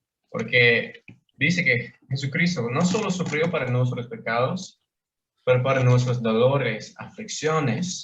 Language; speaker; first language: Spanish; non-native, fluent; English